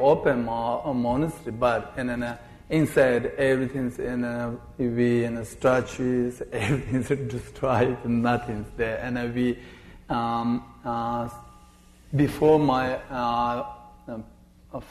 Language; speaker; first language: English; non-native, learner; Chinese